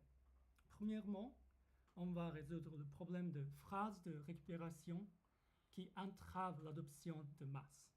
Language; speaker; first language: French; non-native, fluent; Japanese